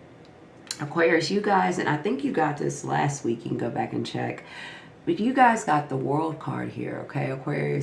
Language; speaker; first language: English; native; English